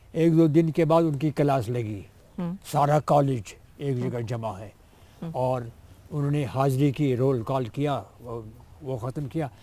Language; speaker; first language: Urdu; non-native, local second language; Kashmiri